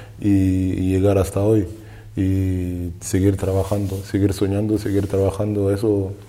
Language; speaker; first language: Spanish; non-native, learner; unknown